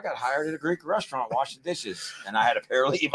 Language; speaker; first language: English; native; English